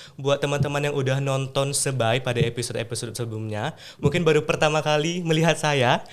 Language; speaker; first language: Indonesian; native; Indonesian